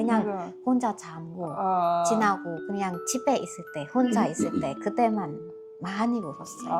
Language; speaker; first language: Korean; non-native, learner; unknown